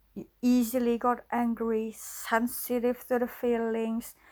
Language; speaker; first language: English; non-native, fluent; Indonesian